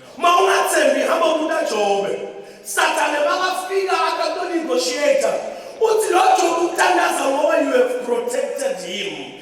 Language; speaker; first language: Zulu; non-native, local second language; Swati